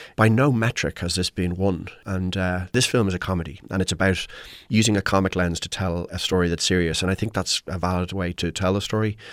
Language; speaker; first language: English; native; English